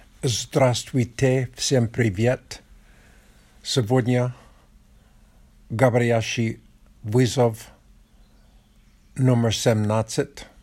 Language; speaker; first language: Russian; non-native, learner; Polish